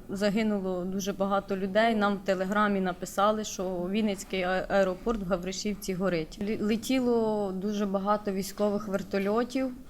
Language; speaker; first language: Ukrainian; native; Ukrainian